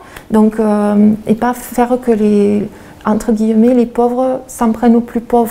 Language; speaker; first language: French; native; French